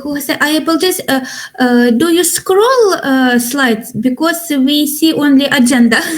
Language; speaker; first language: English; non-native, learner; Ukrainian